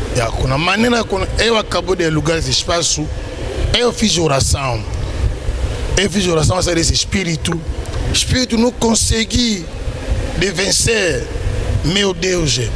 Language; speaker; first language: Portuguese; non-native, learner; Lingala